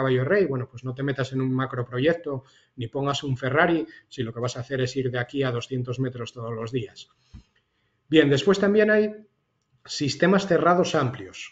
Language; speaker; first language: Spanish; native; Spanish